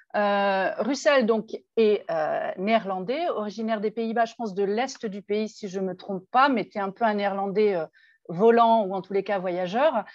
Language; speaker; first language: French; native; French